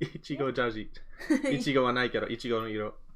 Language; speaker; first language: Japanese; non-native, learner; English